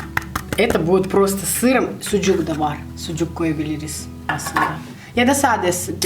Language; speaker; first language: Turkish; non-native, fluent; Russian